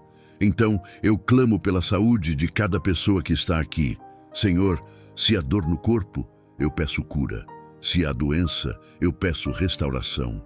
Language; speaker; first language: Portuguese; native; Portuguese